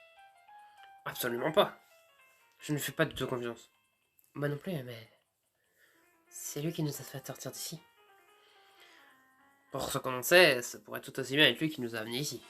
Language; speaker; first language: French; native; French